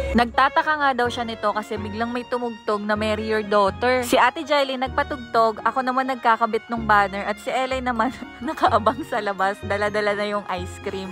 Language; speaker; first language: Filipino; native; Filipino